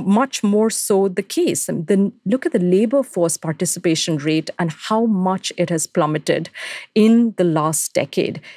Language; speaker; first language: English; non-native, local second language; Hindi